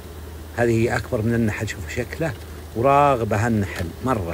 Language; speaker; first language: Arabic; native; Arabic